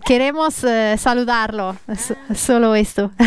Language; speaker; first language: Spanish; non-native, learner; Italian